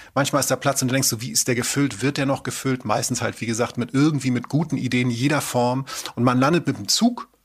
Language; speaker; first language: German; native; German